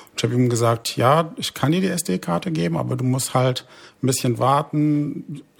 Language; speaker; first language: German; early bilingual, other home language; Arabic